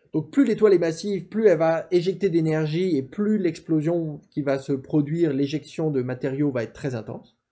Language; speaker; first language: French; native; French